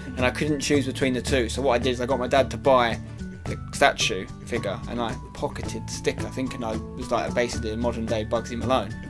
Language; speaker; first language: English; native; English